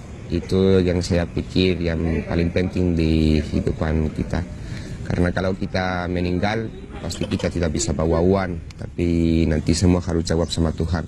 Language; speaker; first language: Indonesian; non-native, fluent; Spanish